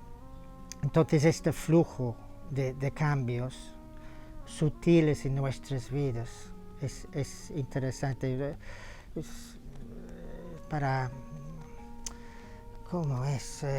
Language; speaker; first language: Spanish; non-native, fluent; English